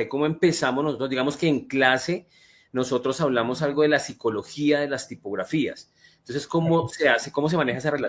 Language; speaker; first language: Spanish; native; Spanish